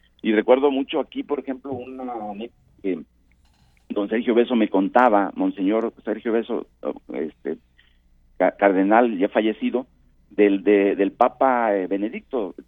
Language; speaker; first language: Spanish; native; Spanish